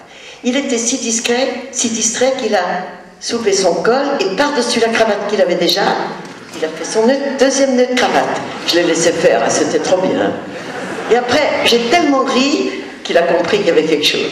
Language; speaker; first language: French; native; French